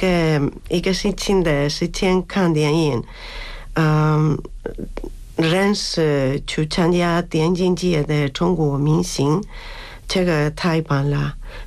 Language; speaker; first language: Chinese; non-native, learner; Spanish